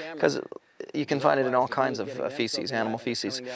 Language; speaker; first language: English; native; English